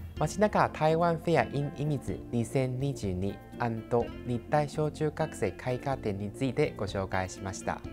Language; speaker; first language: Japanese; non-native, fluent; Chinese